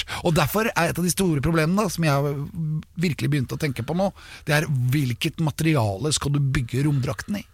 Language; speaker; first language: Norwegian; native; Norwegian